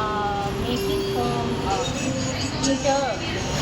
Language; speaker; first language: English; non-native, learner; Thai